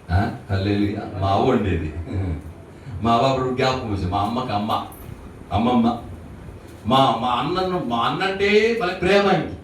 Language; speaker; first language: Telugu; native; Telugu